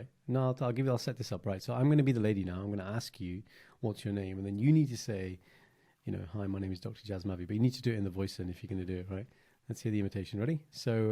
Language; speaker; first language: English; early bilingual, other home language; Punjabi